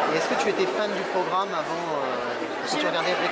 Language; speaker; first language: French; native; French